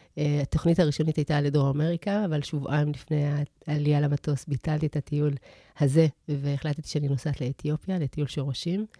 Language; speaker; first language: Hebrew; early bilingual, other home language; Amharic